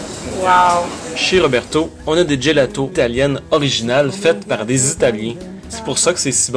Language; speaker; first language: French; native; French